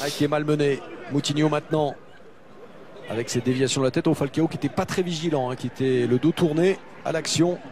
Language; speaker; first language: French; native; French